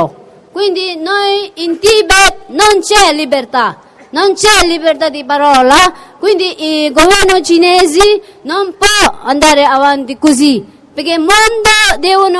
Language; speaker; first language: Italian; non-native, fluent; Tibetan